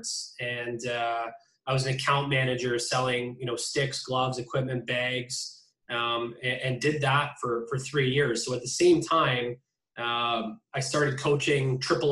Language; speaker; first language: English; native; English